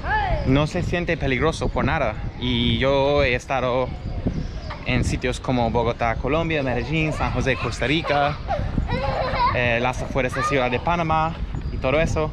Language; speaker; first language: Spanish; non-native, fluent; English